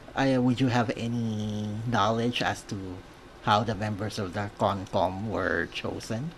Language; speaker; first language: English; non-native, local second language; Filipino